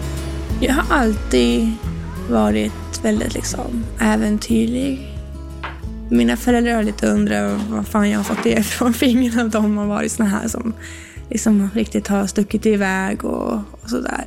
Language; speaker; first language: Swedish; native; Swedish